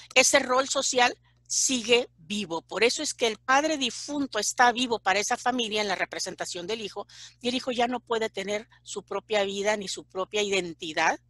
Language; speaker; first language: Spanish; native; Spanish